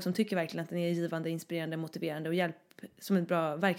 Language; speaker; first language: Swedish; native; Swedish